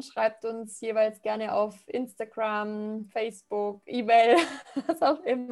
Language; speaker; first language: German; native; German